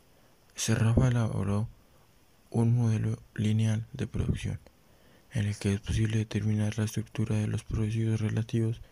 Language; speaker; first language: Spanish; native; Spanish